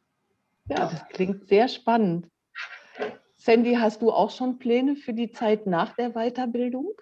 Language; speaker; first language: German; native; German